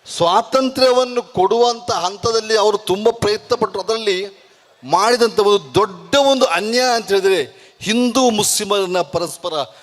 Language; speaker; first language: Kannada; non-native, local second language; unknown